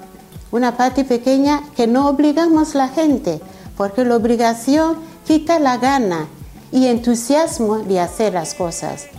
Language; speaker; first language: Spanish; non-native, fluent; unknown